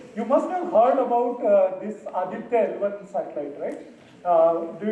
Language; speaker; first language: English; non-native, local second language; Marathi